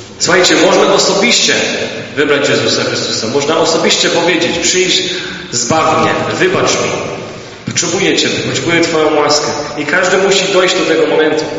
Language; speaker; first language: Polish; early bilingual, heritage; Polish